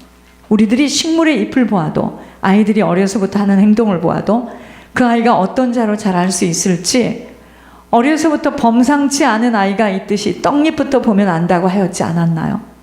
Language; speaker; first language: Korean; native; Korean